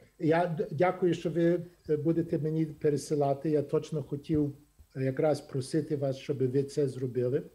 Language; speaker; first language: Ukrainian; early bilingual, heritage; Ukrainian